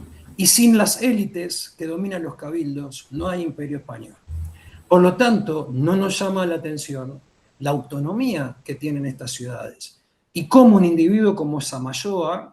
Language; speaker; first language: Spanish; native; Spanish